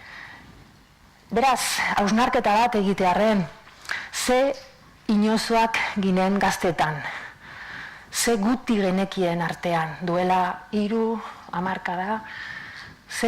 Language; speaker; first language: Basque; native; Basque